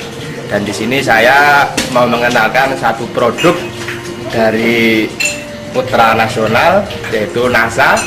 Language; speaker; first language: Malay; non-native, local second language; Javanese